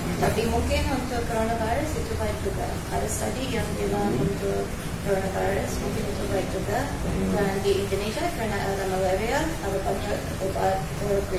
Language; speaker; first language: Indonesian; non-native, fluent; English